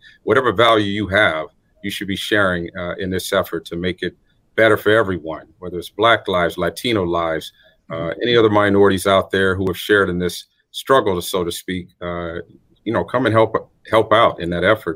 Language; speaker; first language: English; native; English